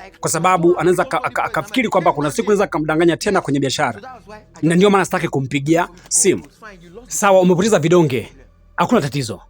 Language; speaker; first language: Swahili; native; Swahili